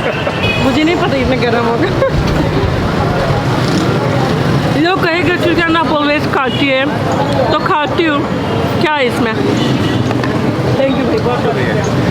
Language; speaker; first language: Hindi; non-native, learner; Turkish